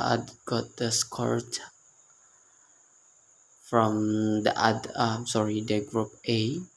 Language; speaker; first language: English; non-native, learner; Indonesian